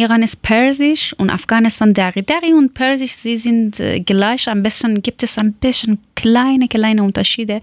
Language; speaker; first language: German; non-native, learner; Persian